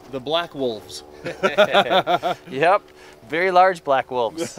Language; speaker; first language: English; native; English